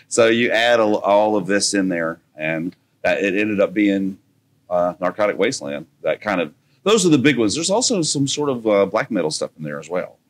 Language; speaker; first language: English; native; English